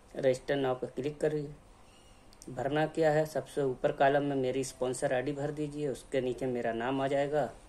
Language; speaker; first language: Hindi; native; Hindi